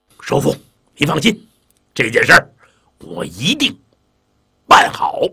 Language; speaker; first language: Chinese; native; Chinese